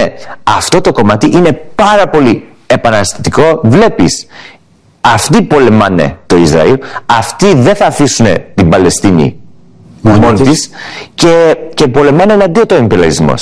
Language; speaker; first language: Greek; early bilingual, heritage; English